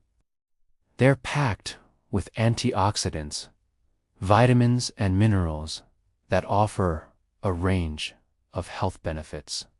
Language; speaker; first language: English; native; English